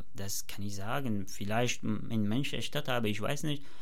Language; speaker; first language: German; non-native, learner; Persian